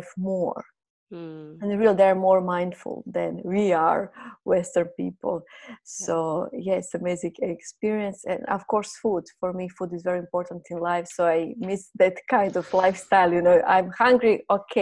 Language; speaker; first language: English; non-native, fluent; Croatian